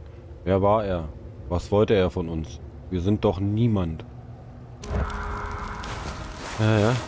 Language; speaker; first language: German; native; German